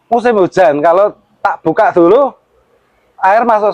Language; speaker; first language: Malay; non-native, local second language; Javanese